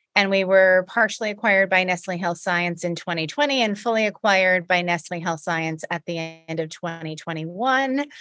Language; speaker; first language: English; native; English